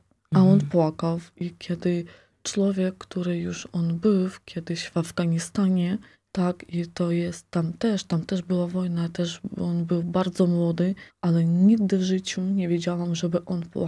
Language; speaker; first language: Polish; non-native, local second language; Ukrainian